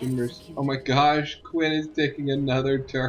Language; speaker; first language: English; native; English